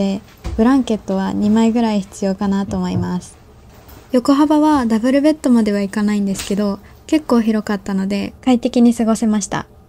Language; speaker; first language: Japanese; native; Japanese